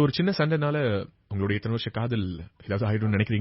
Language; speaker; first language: Tamil; native; Tamil